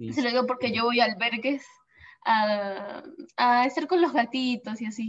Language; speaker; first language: Spanish; native; Spanish